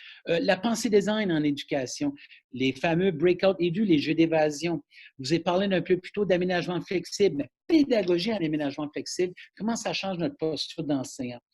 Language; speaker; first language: French; native; French